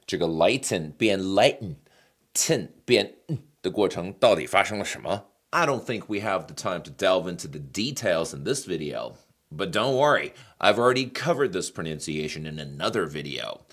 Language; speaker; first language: English; non-native, fluent; Chinese